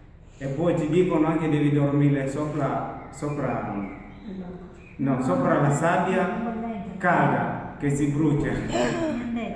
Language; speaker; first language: Italian; non-native, learner; Masai